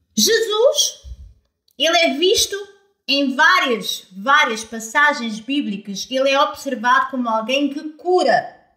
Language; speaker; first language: Portuguese; native; Portuguese